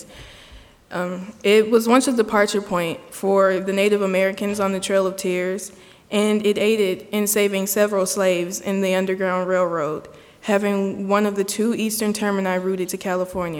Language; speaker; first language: English; native; English